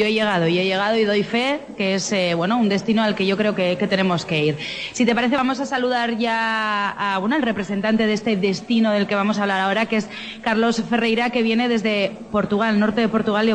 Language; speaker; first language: Spanish; native; Spanish